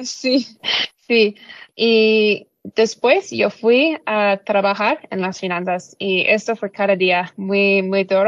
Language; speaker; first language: Spanish; non-native, learner; English